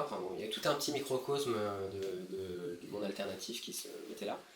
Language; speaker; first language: French; native; French